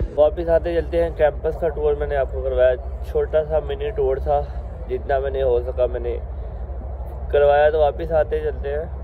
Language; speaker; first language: Urdu; non-native, local second language; Punjabi